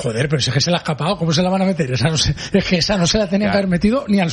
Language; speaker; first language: Spanish; native; Spanish